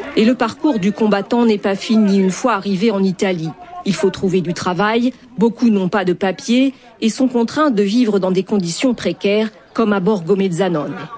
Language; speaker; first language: French; native; French